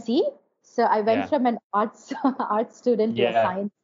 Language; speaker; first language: English; non-native, local second language; Tamil